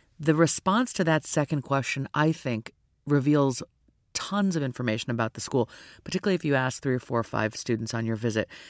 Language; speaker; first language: English; native; English